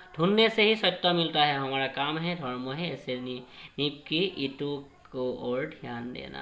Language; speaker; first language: Hindi; non-native, local second language; Assamese